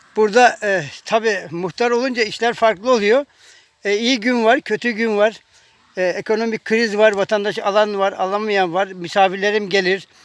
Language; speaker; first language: Turkish; native; Turkish